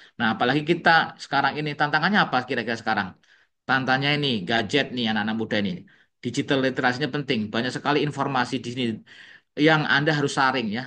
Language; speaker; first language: Indonesian; native; Indonesian